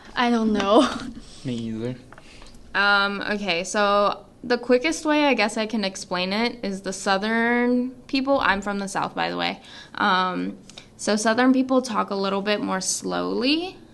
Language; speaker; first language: English; native; English